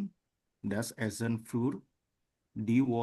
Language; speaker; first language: German; non-native, learner; Indonesian